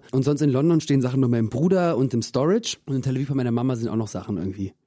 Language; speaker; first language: German; early bilingual, other home language; Russian